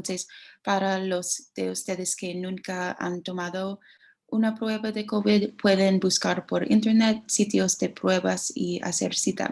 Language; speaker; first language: Spanish; non-native, learner; English